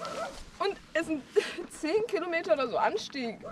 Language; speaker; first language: German; native; German